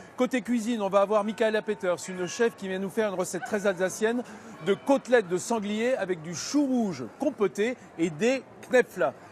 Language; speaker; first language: French; native; French